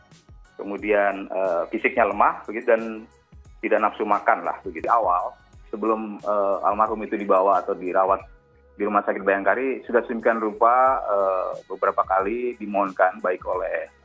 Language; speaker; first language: Indonesian; native; Indonesian